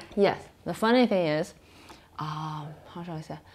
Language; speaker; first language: English; non-native, fluent; Chinese